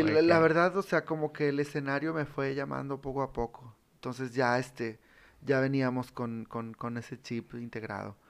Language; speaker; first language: Spanish; native; Spanish